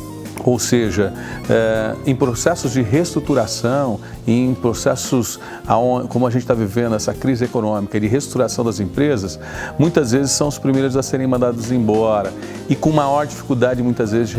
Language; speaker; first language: Portuguese; native; Portuguese